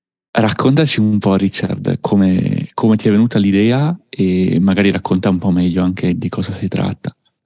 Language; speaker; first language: Italian; native; Italian